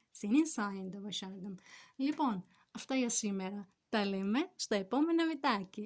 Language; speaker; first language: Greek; non-native, fluent; Turkish